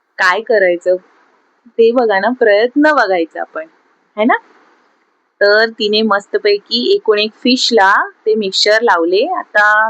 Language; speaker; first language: Marathi; non-native, local second language; Urdu